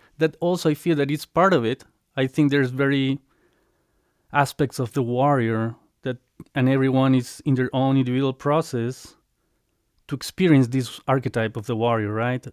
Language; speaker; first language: English; non-native, fluent; Spanish